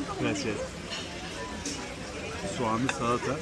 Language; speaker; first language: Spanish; non-native, learner; Turkish